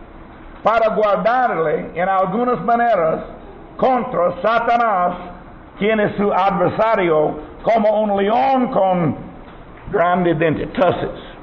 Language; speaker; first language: Spanish; non-native, learner; English